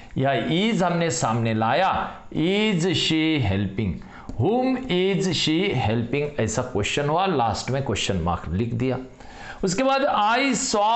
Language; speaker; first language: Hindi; non-native, local second language; Marathi